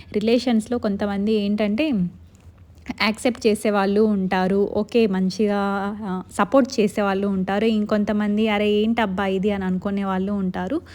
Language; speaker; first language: Telugu; non-native, local second language; Lambadi